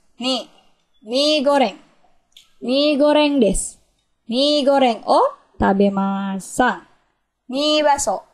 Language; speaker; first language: Japanese; non-native, fluent; Indonesian